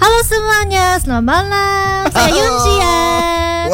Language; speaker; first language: Indonesian; non-native, learner; Korean